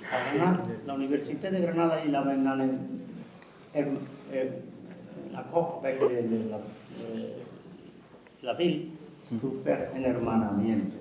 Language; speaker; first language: French; non-native, fluent; Spanish